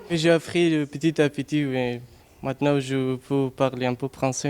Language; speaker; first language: French; non-native, learner; Persian